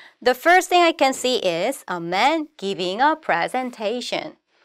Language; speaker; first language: English; non-native, fluent; Korean